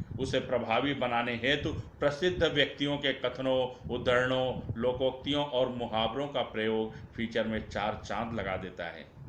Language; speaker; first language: Hindi; non-native, local second language; Marathi